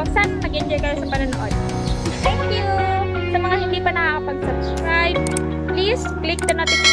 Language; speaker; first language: Filipino; native; Filipino